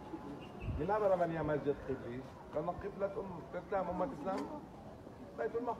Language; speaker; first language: Indonesian; non-native, fluent; Arabic